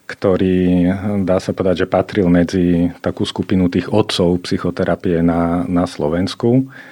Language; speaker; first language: Slovak; native; Slovak